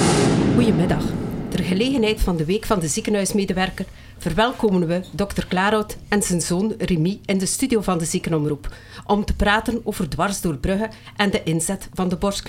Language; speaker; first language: Dutch; native; Dutch